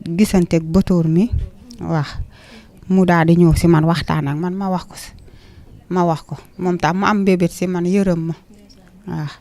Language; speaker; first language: Wolof; non-native, local second language; Jola-Fonyi